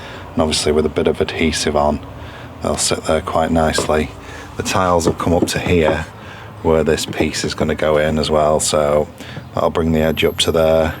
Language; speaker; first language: English; native; English